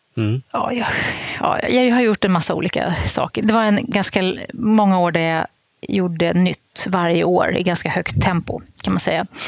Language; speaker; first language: Swedish; native; Swedish